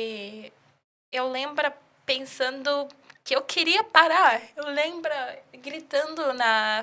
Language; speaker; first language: Portuguese; early bilingual, heritage; English